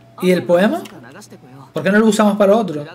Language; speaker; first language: Spanish; native; Spanish